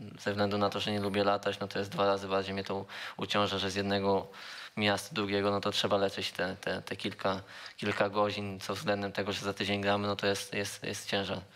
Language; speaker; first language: Polish; native; Polish